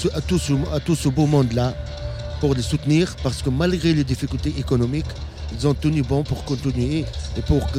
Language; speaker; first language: French; non-native, local second language; Arabic